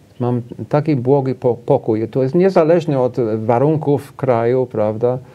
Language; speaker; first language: Polish; non-native, fluent; English